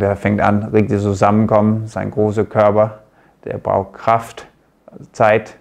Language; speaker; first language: German; non-native, fluent; Danish